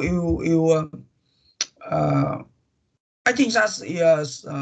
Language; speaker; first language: English; non-native, learner; Vietnamese